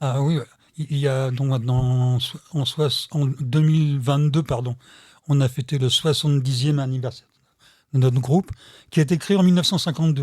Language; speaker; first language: French; native; French